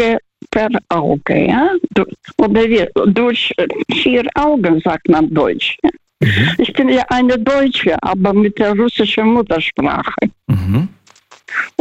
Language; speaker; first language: German; non-native, fluent; Russian